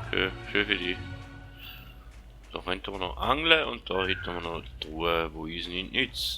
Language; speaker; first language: German; native; German